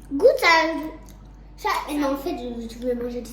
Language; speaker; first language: French; early bilingual, other home language; Tamil